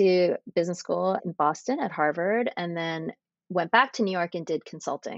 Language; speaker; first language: English; native; English